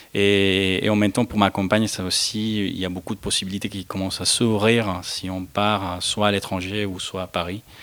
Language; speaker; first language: French; non-native, fluent; Spanish